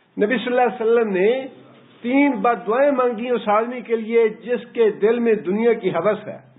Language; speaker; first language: Urdu; non-native, local second language; Punjabi